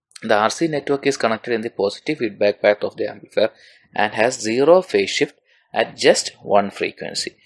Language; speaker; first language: English; non-native, local second language; Malayalam